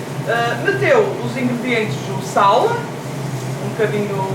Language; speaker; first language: Portuguese; early bilingual, heritage; Portuguese